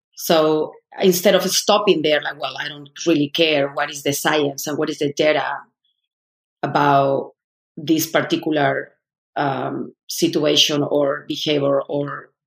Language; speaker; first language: English; non-native, fluent; Spanish